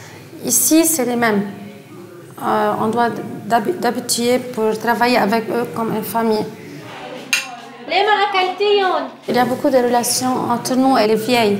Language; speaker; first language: French; non-native, learner; Arabic